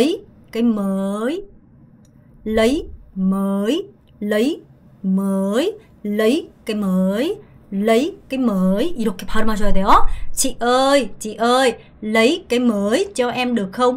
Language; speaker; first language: Vietnamese; non-native, fluent; Korean